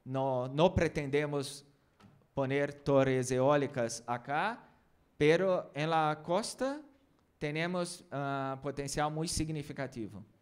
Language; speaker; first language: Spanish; non-native, learner; Portuguese